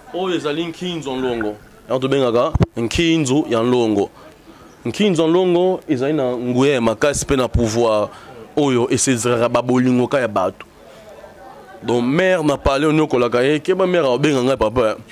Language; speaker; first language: Lingala; non-native, local second language; Kongo